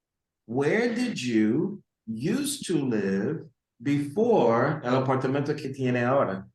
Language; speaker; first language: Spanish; non-native, learner; English